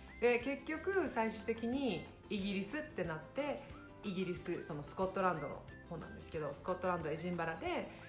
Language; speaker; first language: Japanese; early bilingual, other home language; Hindi